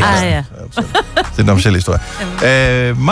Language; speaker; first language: Danish; native; Danish